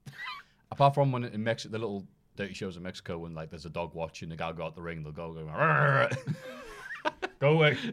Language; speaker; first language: English; native; English